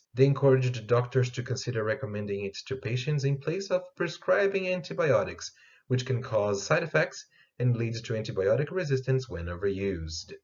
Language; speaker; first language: English; non-native, fluent; Portuguese